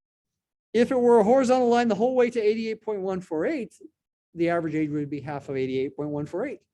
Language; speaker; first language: English; native; English